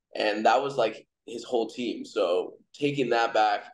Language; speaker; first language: English; native; English